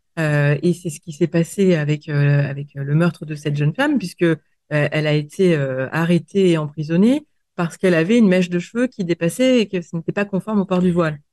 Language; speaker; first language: French; native; French